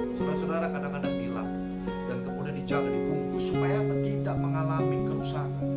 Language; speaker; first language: Indonesian; native; Indonesian